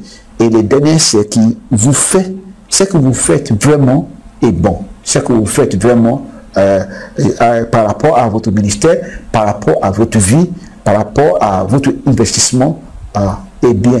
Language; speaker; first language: French; non-native, fluent; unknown